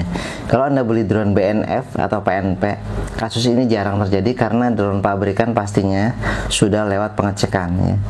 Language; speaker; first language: Indonesian; native; Indonesian